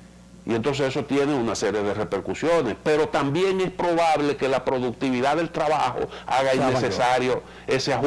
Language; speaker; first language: Spanish; native; Spanish